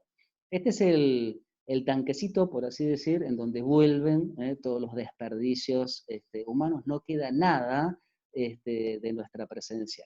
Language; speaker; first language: Spanish; native; Spanish